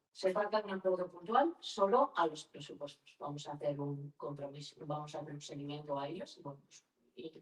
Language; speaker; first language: Spanish; non-native, local second language; Basque